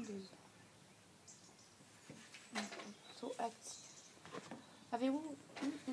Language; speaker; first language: French; native; French